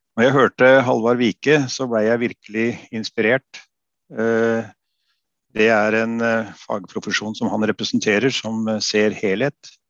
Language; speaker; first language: Norwegian; native; Norwegian